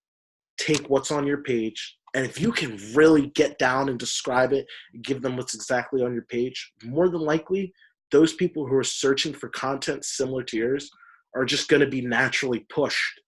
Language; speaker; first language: English; native; English